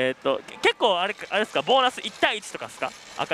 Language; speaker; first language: Japanese; native; Japanese